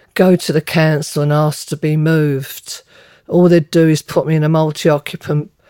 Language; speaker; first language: English; native; English